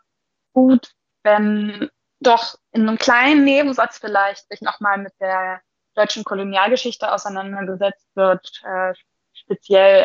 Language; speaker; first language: German; native; German